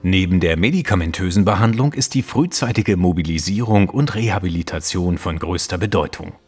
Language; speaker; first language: German; native; German